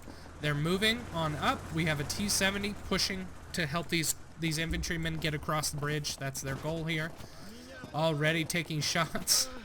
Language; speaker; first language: English; native; English